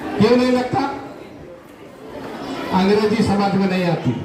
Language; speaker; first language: Hindi; non-native, local second language; Odia